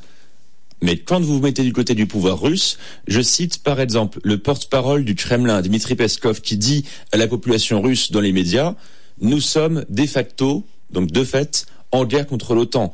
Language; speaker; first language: French; native; French